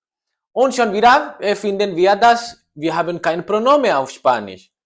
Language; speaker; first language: German; non-native, learner; Spanish